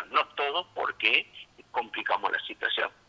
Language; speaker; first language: Spanish; native; Spanish